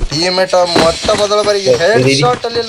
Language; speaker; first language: Kannada; native; Kannada